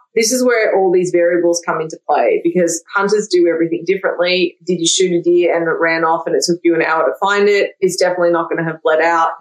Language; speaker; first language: English; native; English